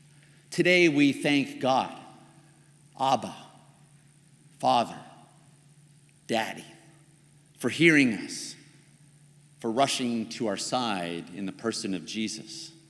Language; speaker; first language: English; native; English